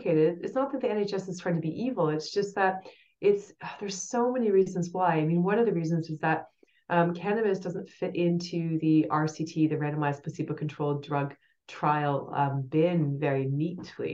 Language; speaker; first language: English; native; English